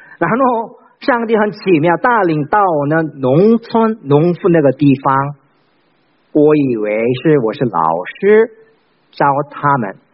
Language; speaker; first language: Chinese; non-native, fluent; Korean